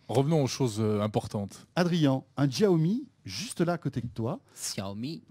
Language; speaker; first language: French; native; French